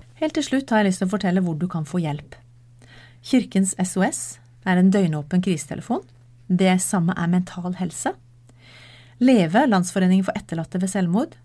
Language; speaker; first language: Norwegian; native; Norwegian